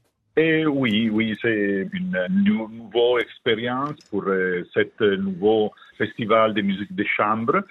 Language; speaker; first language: French; non-native, learner; Italian